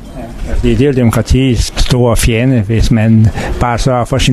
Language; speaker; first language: Danish; native; Danish